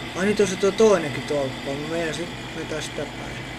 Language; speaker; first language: Finnish; native; Finnish